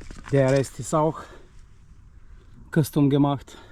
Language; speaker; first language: German; non-native, learner; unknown